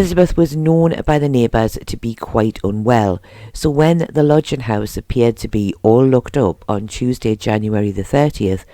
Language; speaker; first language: English; native; English